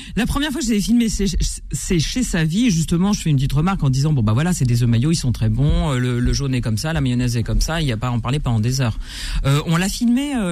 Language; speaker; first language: French; native; French